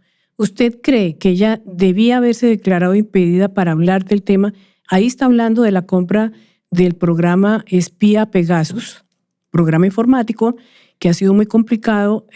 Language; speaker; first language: Spanish; native; Spanish